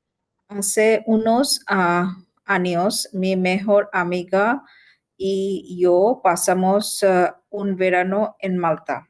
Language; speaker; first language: Spanish; non-native, learner; Bangla